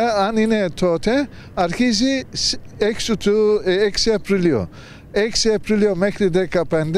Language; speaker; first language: Greek; non-native, learner; Turkish